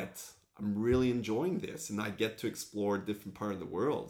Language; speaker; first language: English; non-native, fluent; French